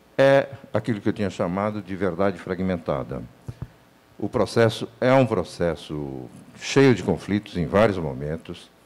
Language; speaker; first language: Portuguese; native; Portuguese